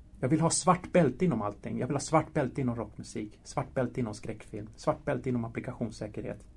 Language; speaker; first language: Swedish; early bilingual, other home language; Spanish